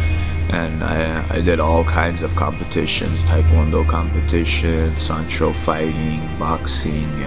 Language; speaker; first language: English; early bilingual, other home language; Armenian